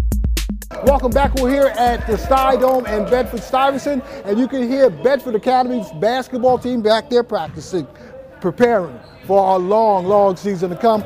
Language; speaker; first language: English; native; English